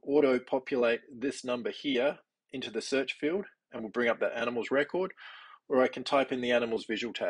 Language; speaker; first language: English; native; English